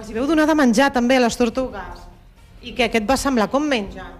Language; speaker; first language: Catalan; native; Catalan